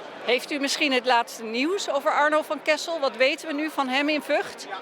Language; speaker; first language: Dutch; native; Dutch